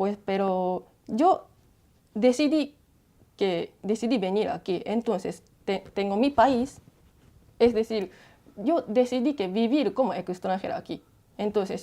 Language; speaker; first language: Spanish; non-native, learner; Japanese